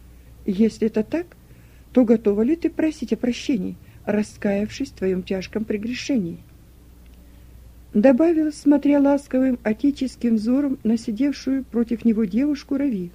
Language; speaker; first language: Russian; native; Russian